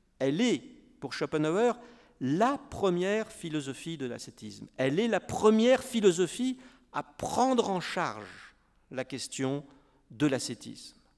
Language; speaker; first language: French; native; French